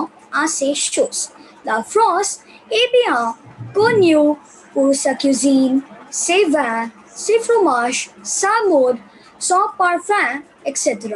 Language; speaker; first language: French; non-native, learner; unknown